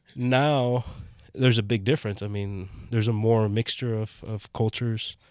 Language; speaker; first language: English; native; English